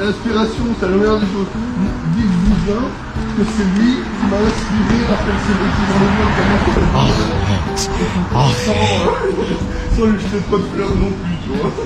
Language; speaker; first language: French; native; French